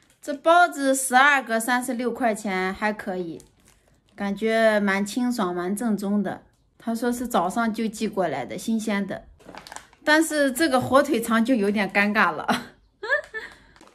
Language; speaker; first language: Chinese; native; Chinese